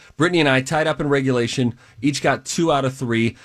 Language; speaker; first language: English; native; English